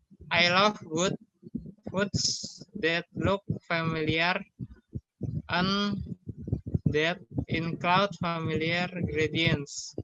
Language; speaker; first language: English; non-native, learner; Indonesian